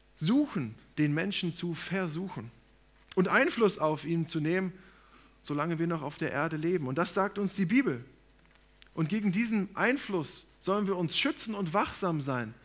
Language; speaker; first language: German; native; German